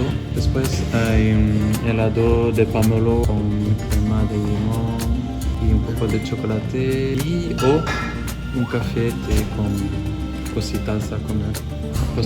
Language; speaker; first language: Spanish; non-native, fluent; French